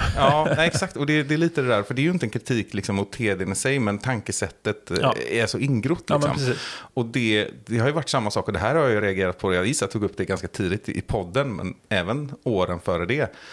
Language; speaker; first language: Swedish; native; Swedish